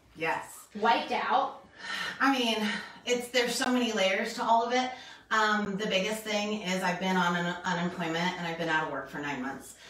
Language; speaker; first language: English; native; English